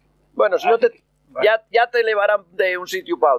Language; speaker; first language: Spanish; non-native, local second language; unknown